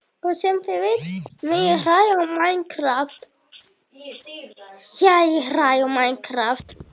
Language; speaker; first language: Russian; non-native, local second language; Ukrainian